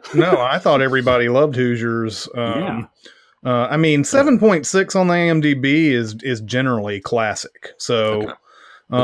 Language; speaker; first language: English; native; English